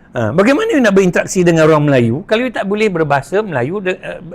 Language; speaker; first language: Malay; non-native, local second language; Min Nan Chinese